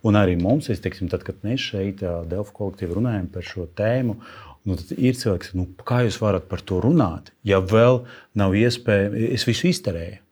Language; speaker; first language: Latvian; non-native, local second language; Russian